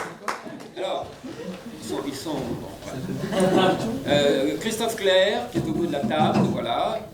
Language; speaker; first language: French; native; French